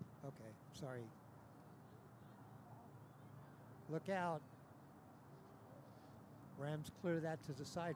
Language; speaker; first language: English; native; English